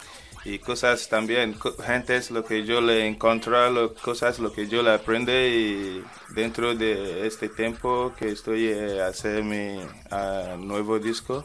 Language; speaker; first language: Spanish; non-native, learner; English